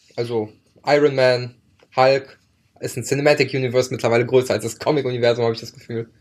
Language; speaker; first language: German; early bilingual, other home language; Ukrainian